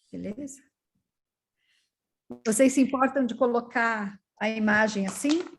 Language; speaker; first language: Portuguese; native; Portuguese